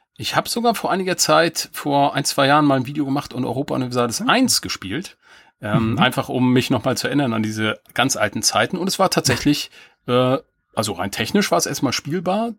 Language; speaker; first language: German; native; German